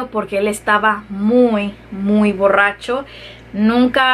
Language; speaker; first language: Spanish; early bilingual, heritage; Spanish